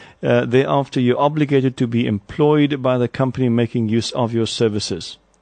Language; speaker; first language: English; non-native, local second language; Afrikaans